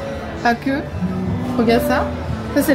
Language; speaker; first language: French; non-native, fluent; Chinese